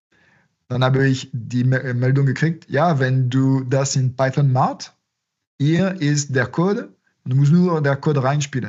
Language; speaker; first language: German; non-native, fluent; French